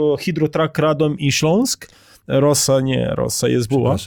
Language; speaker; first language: Polish; non-native, learner; Croatian